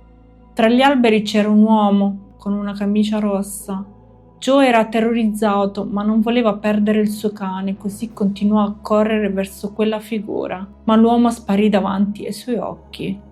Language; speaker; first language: Italian; native; Italian